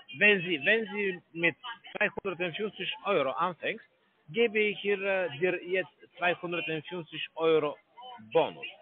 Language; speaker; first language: German; non-native, learner; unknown